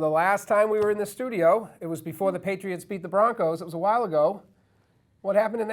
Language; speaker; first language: English; native; English